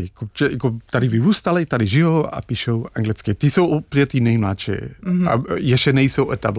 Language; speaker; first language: Czech; non-native, fluent; English